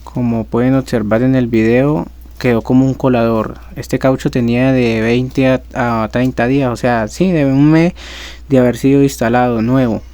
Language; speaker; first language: Spanish; native; Spanish